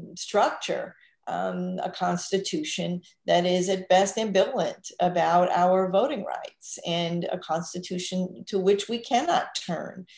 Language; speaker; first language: English; native; English